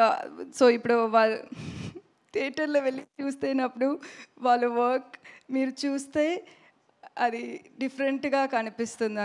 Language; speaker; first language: Telugu; non-native, learner; Tamil